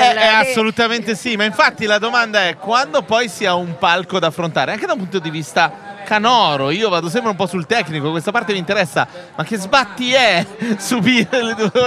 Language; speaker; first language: Italian; native; Italian